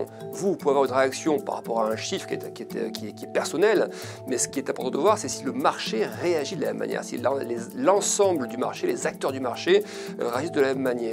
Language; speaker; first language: French; native; French